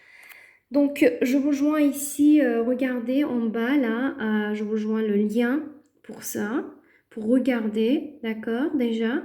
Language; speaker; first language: French; native; French